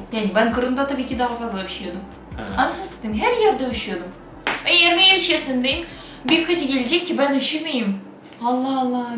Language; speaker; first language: Turkish; non-native, fluent; Ukrainian